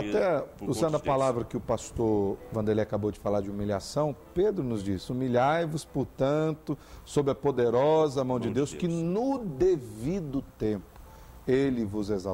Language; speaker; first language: Portuguese; native; Portuguese